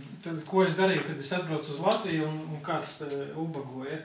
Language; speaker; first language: Latvian; native; Latvian